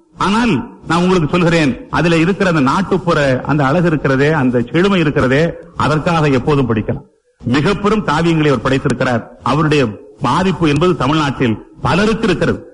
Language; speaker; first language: Tamil; native; Tamil